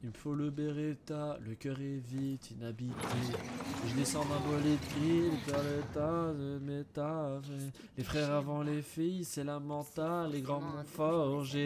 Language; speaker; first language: French; native; French